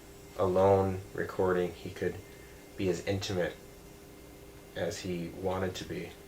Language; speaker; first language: English; native; English